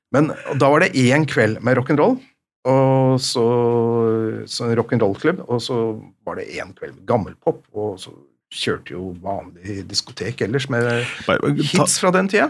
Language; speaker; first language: Norwegian; native; Norwegian